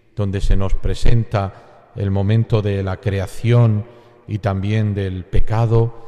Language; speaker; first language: Spanish; native; Spanish